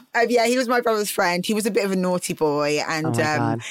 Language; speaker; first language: English; native; English